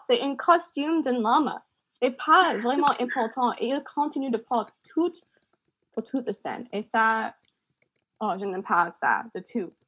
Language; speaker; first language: French; non-native, learner; English